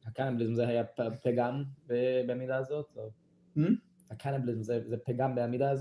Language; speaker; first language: Hebrew; non-native, learner; English